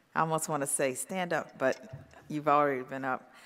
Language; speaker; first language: English; native; English